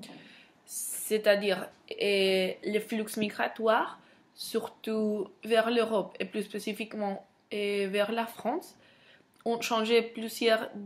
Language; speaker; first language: French; non-native, fluent; Spanish